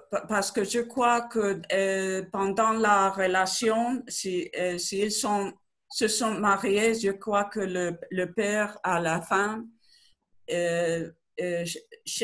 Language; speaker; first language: French; non-native, learner; Spanish